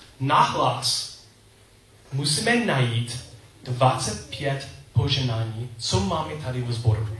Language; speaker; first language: Czech; non-native, learner; English